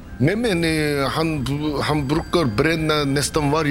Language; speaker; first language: Swedish; non-native, learner; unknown